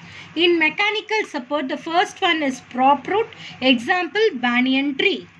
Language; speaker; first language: English; non-native, local second language; Tamil